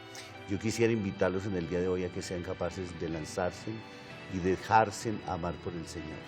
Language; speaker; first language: Spanish; native; Spanish